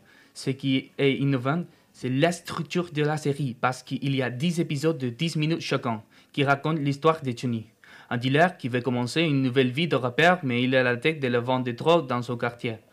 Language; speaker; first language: French; non-native, fluent; Spanish